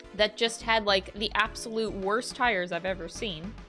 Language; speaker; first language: English; native; English